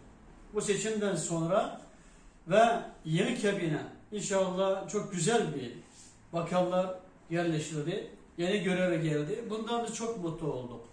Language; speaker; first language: Turkish; non-native, fluent; Uyghur